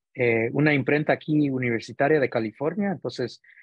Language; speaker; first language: Spanish; early bilingual, heritage; Spanish